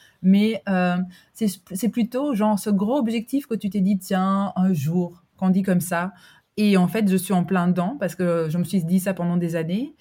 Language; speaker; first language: French; early bilingual, other home language; Albanian